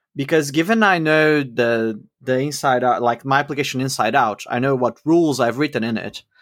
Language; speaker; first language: English; non-native, fluent; Portuguese